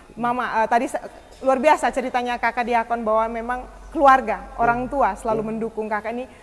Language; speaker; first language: Indonesian; native; Indonesian